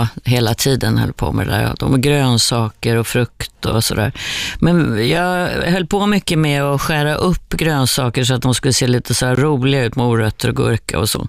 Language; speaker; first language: Swedish; native; Swedish